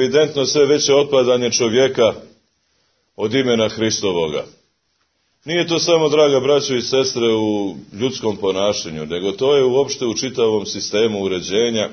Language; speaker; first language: Croatian; native; Croatian